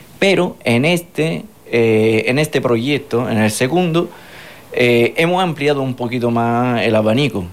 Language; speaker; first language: Spanish; non-native, fluent; Italian